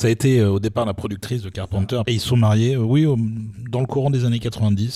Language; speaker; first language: French; native; French